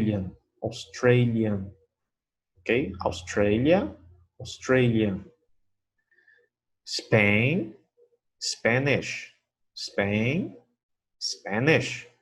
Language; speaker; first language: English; non-native, fluent; Portuguese